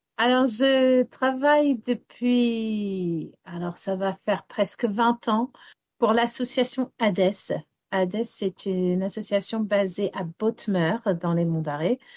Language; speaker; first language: French; non-native, local second language; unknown